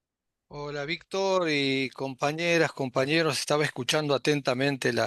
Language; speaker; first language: Spanish; native; Spanish